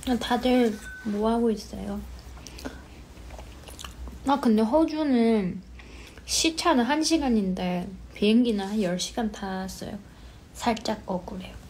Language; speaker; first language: Korean; non-native, fluent; Chinese